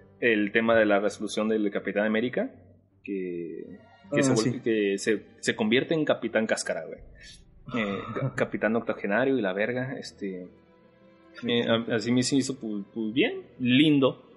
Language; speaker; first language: Spanish; native; Spanish